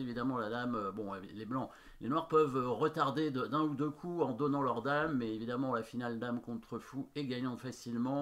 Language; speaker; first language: French; native; French